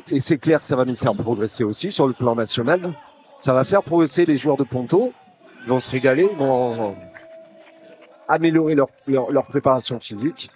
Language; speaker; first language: French; native; French